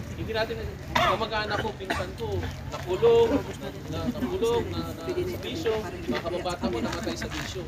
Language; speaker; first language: Filipino; native; Filipino